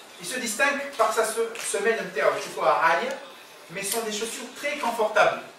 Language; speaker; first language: French; non-native, local second language; Arabic